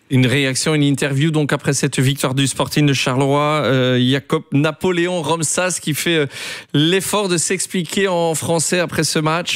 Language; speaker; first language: French; native; French